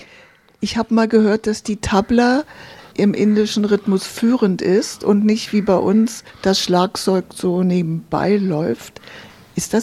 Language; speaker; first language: German; native; German